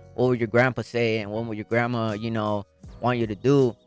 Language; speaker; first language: English; early bilingual, other home language; Spanish